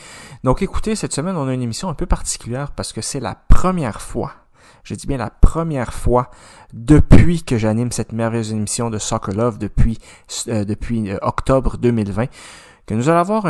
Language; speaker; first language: French; native; French